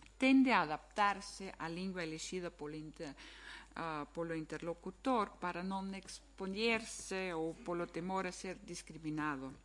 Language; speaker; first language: Galician; non-native, fluent; German